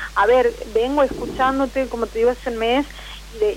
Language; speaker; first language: Spanish; native; Spanish